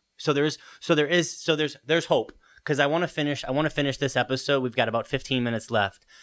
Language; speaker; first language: English; early bilingual, other home language; Italian